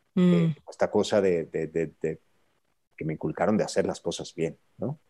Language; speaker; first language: Spanish; native; Spanish